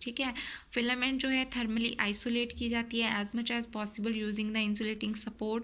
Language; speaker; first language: Hindi; native; Hindi